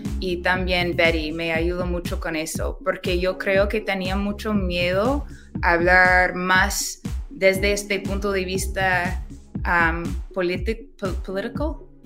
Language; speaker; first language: Spanish; non-native, fluent; English